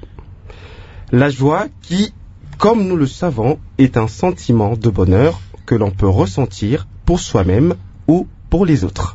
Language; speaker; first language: French; non-native, local second language; Lingala